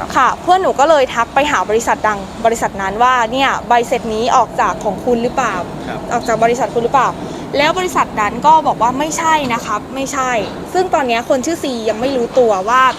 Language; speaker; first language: Thai; native; Thai